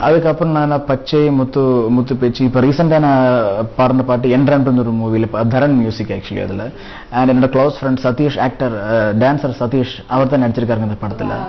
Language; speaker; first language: Tamil; non-native, local second language; Malayalam